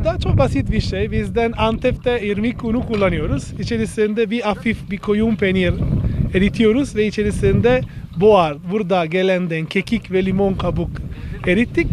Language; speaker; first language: Turkish; non-native, learner; Italian